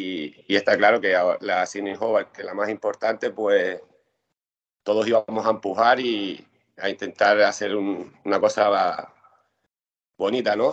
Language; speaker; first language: Spanish; native; Spanish